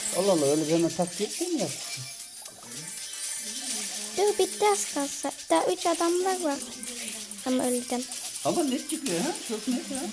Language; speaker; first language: Turkish; early bilingual, heritage; Turkish